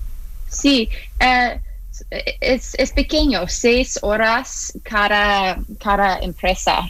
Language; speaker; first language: Spanish; non-native, learner; English